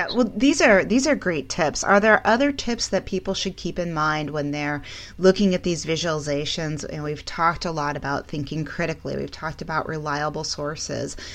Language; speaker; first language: English; native; English